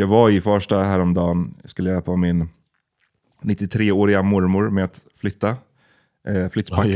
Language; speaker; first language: Swedish; native; Swedish